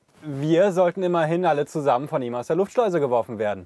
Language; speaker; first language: German; native; German